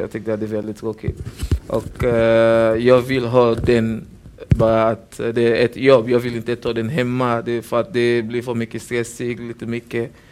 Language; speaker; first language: Swedish; non-native, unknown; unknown